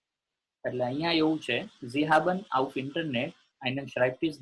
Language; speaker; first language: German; non-native, learner; Gujarati